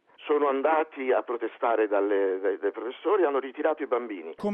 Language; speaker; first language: Italian; native; Italian